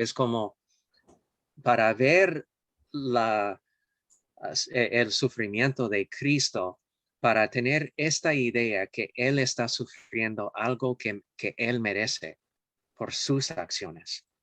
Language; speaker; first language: Spanish; non-native, fluent; English